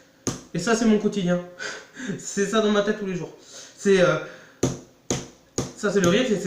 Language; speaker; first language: French; native; French